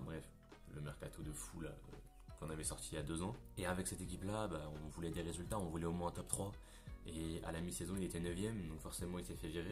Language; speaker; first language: French; native; French